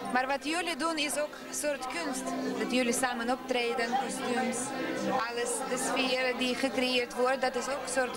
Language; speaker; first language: Dutch; non-native, fluent; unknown